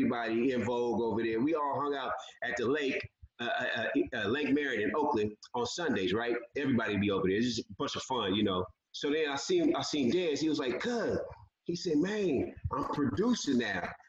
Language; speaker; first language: English; native; English